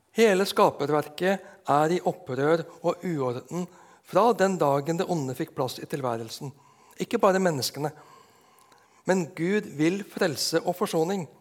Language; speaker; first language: Norwegian; native; Norwegian